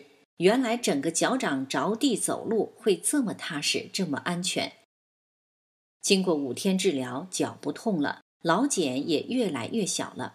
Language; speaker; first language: Chinese; native; Chinese